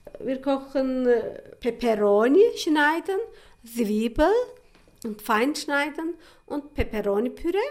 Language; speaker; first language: German; non-native, learner; Turkish